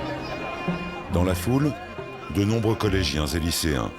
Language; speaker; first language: French; native; French